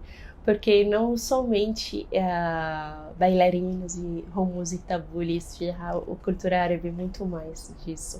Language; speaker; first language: Portuguese; non-native, fluent; Arabic